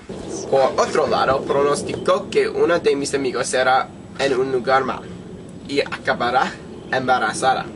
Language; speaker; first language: Spanish; non-native, learner; English